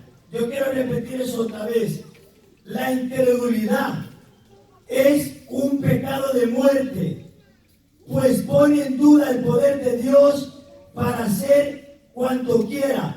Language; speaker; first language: Spanish; native; Spanish